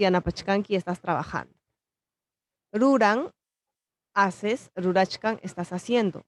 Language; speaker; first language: Spanish; non-native, local second language; Quechua